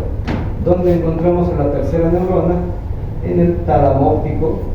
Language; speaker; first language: Spanish; native; Spanish